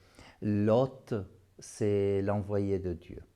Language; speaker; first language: French; non-native, fluent; Arabic